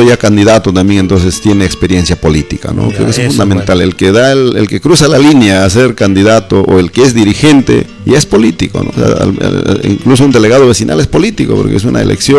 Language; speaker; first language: Spanish; non-native, local second language; Quechua